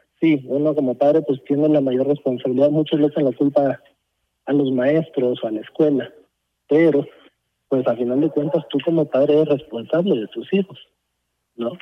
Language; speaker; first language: Spanish; early bilingual, heritage; Spanish